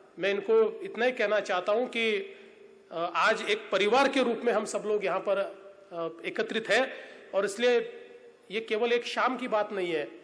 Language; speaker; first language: Hindi; non-native, local second language; Marathi